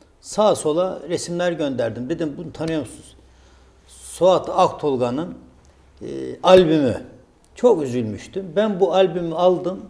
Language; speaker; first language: Turkish; native; Turkish